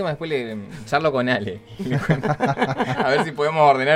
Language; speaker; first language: Spanish; native; Spanish